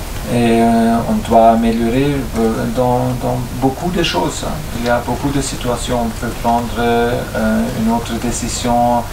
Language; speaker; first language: French; non-native, fluent; German